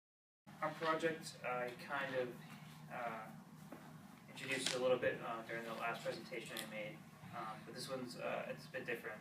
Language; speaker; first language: English; native; English